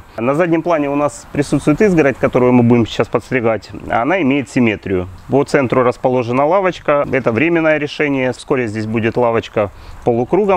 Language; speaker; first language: Russian; native; Russian